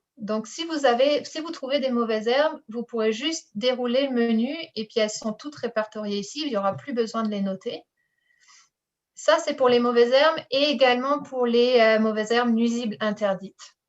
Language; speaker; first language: French; native; French